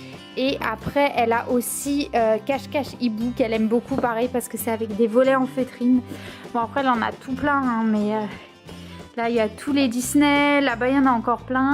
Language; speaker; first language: French; native; French